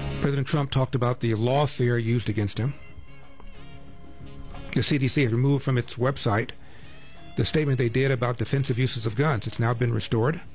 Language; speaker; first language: English; native; English